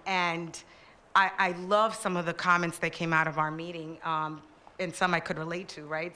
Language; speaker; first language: English; early bilingual, other home language; Spanish